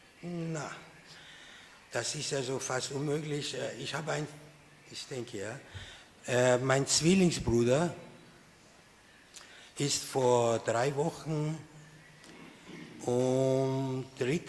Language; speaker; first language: German; non-native, fluent; Persian